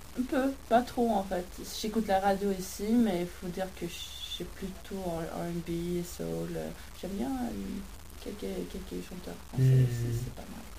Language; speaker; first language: French; non-native, fluent; Swedish